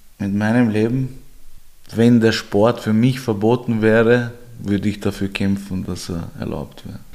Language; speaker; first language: German; early bilingual, other home language; Georgian